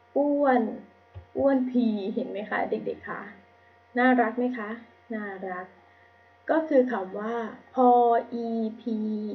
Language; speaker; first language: Thai; native; Thai